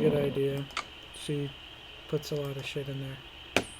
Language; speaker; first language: English; native; English